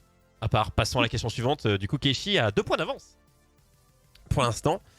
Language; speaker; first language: French; native; French